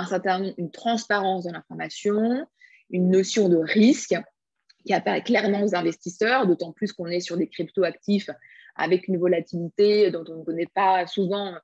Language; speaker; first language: French; native; French